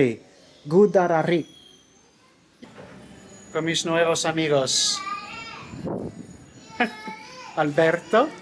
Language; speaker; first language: Spanish; non-native, learner; English